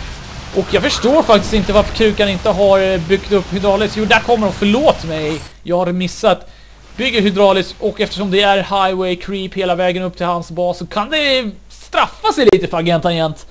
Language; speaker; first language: Swedish; native; Swedish